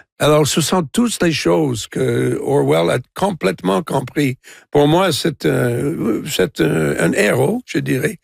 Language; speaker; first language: French; non-native, local second language; English